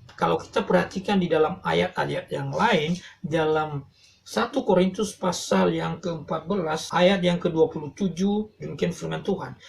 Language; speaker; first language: Indonesian; non-native, local second language; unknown